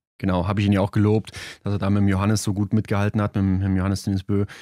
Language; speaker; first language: German; native; German